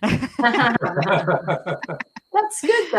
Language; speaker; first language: English; native; English